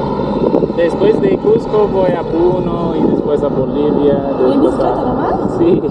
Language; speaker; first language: Spanish; non-native, fluent; English